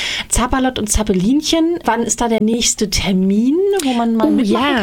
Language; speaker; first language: German; native; German